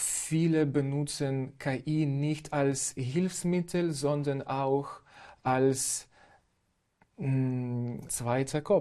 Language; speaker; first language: German; non-native, fluent; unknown